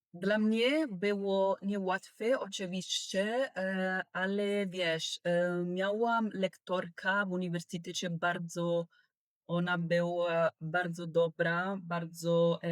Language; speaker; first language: Polish; non-native, learner; Italian